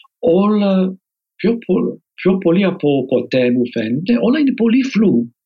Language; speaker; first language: Greek; non-native, fluent; English